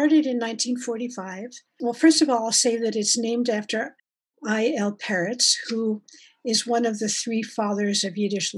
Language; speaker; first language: English; native; English